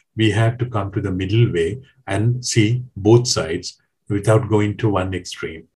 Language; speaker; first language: English; non-native, local second language; Sinhala